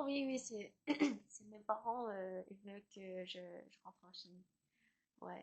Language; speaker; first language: French; non-native, learner; Chinese